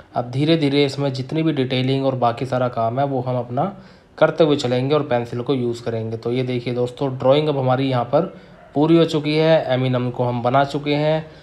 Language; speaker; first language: Hindi; native; Hindi